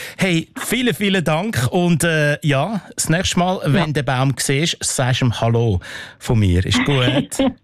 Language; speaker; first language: German; native; German